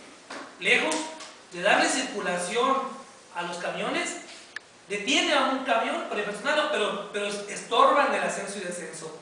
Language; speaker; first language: Spanish; native; Spanish